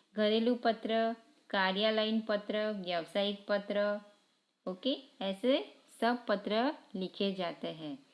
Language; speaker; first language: Hindi; non-native, local second language; Gujarati